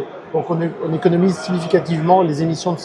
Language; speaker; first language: French; native; French